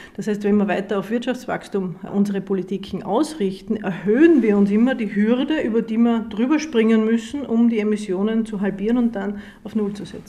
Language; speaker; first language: German; native; German